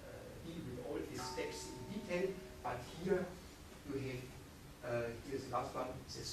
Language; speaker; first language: English; non-native, fluent; German